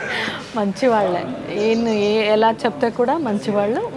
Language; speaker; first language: Telugu; non-native, learner; Kannada